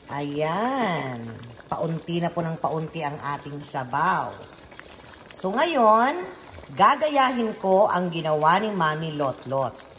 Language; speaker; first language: Filipino; non-native, local second language; Iloko